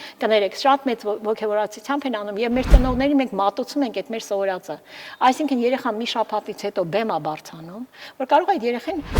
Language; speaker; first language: Armenian; early bilingual, heritage; Armenian